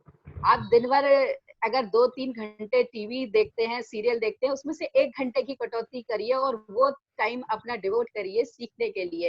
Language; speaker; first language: Hindi; native; Hindi